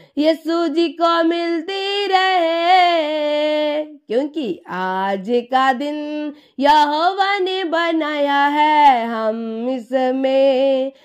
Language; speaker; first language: Hindi; non-native, local second language; Punjabi